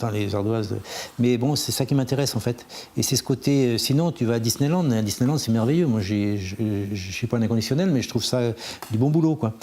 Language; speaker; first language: French; native; French